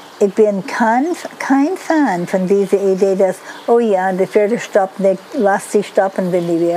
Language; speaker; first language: German; non-native, learner; Dutch